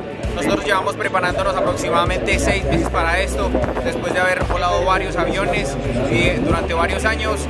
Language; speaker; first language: Spanish; native; Spanish